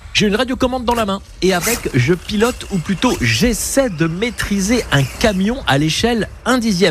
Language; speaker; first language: French; native; French